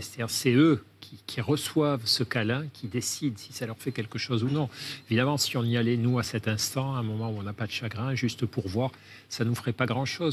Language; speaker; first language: French; native; French